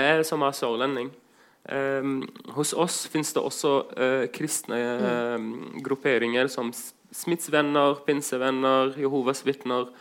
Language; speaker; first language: Norwegian; non-native, fluent; Arabic